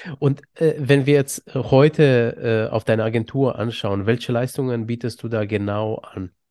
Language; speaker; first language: German; native; German